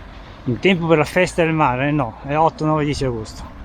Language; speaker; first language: Italian; native; Italian